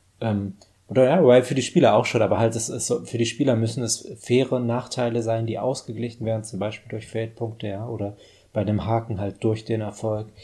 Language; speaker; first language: German; native; German